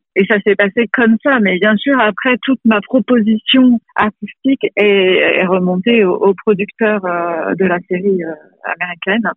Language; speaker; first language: French; native; French